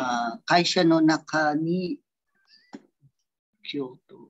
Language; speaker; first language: Japanese; non-native, learner; Filipino